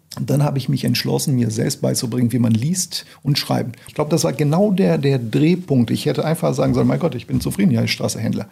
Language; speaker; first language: German; non-native, fluent; Portuguese